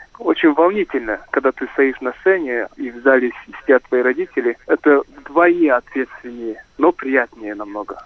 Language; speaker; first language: Russian; non-native, local second language; Kazakh